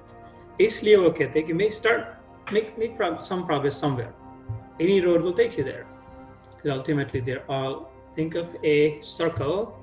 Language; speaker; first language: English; non-native, local second language; Hindi